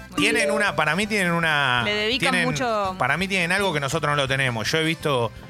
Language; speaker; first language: Spanish; native; Spanish